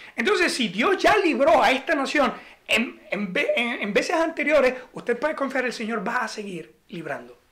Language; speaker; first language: Spanish; native; Spanish